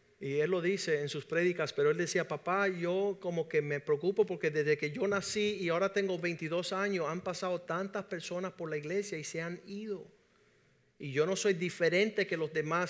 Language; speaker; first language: Spanish; native; Spanish